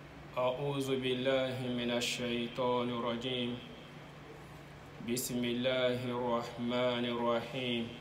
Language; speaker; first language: Arabic; non-native, fluent; Bambara